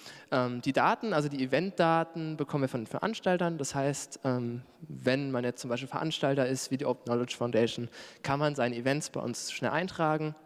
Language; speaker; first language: German; native; German